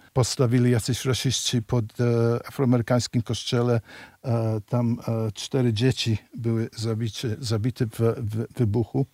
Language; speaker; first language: Polish; early bilingual, heritage; English